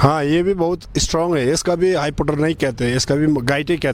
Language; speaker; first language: Hindi; non-native, learner; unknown